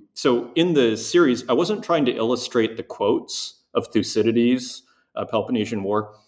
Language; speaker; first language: English; native; English